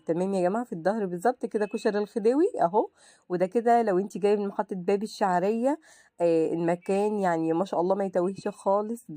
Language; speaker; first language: Arabic; native; Arabic